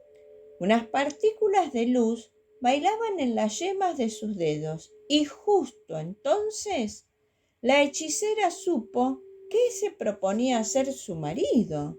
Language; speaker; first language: Spanish; native; Spanish